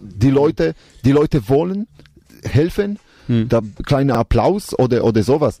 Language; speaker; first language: German; non-native, learner; Polish